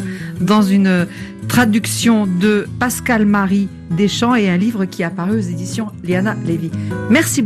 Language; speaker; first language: French; native; French